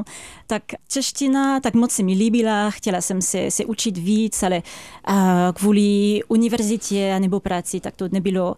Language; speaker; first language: Czech; non-native, fluent; French